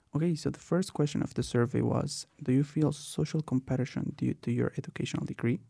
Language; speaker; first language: English; non-native, fluent; Spanish